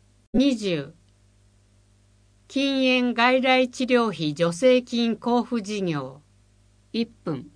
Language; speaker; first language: Japanese; native; Japanese